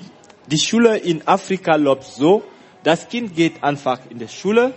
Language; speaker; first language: German; non-native, fluent; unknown